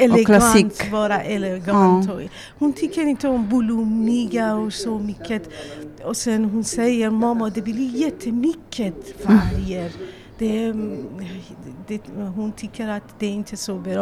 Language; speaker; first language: Swedish; non-native, learner; Persian